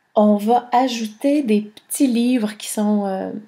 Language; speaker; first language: French; native; French